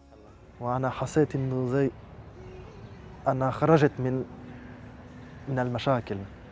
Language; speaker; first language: Arabic; non-native, fluent; French